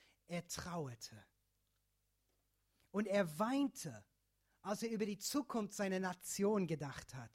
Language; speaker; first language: German; non-native, fluent; English